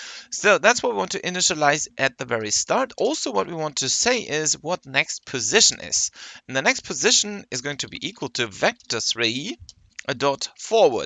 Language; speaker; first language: English; non-native, fluent; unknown